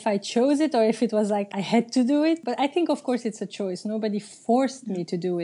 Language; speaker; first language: English; non-native, fluent; Turkish